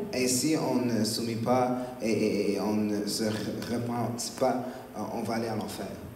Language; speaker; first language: French; native; French